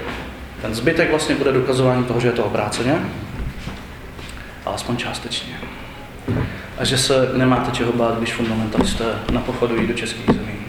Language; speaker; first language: Czech; native; Czech